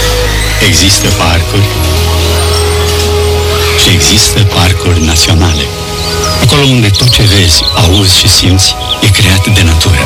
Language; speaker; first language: Romanian; native; Romanian